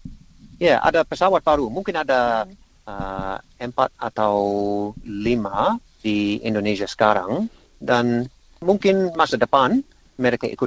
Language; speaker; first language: Indonesian; non-native, learner; English